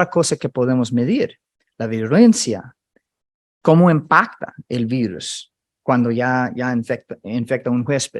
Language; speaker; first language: Spanish; non-native, fluent; English